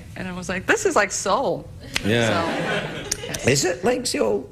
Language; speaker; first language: English; early bilingual, other home language; Korean